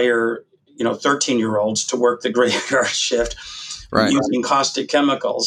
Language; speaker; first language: English; native; English